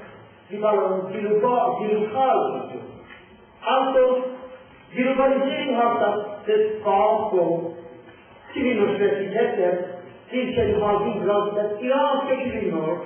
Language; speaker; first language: Swedish; non-native, fluent; Persian